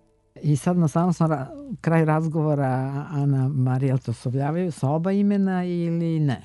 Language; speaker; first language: Serbian; native; Serbian